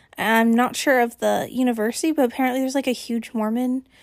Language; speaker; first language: English; native; English